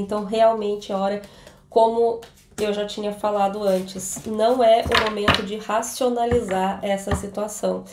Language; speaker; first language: Portuguese; native; Portuguese